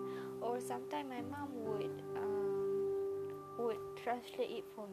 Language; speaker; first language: English; non-native, local second language; Malay